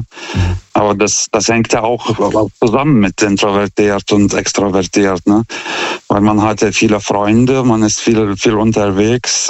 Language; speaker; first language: German; non-native, fluent; Lithuanian